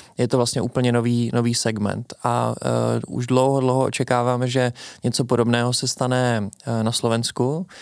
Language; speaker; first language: Czech; native; Czech